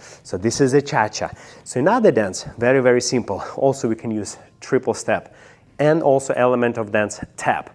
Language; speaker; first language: English; non-native, fluent; Russian